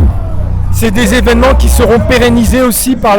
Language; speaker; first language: French; native; French